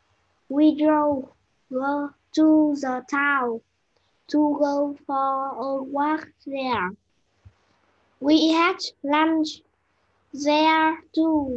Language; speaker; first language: English; non-native, learner; Vietnamese